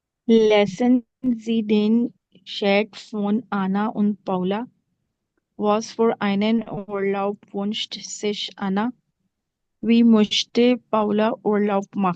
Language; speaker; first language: German; non-native, learner; Urdu